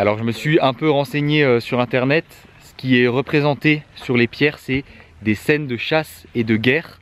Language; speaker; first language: French; native; French